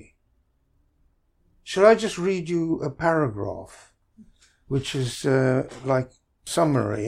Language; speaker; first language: English; native; English